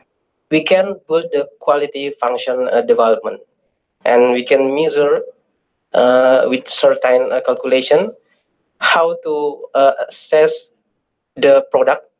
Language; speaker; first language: English; non-native, fluent; Indonesian